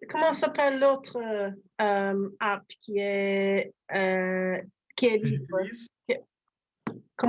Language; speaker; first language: French; non-native, learner; English